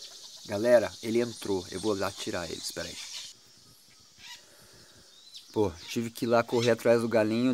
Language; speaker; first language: Portuguese; native; Portuguese